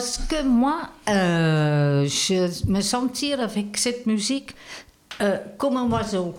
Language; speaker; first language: French; non-native, fluent; Dutch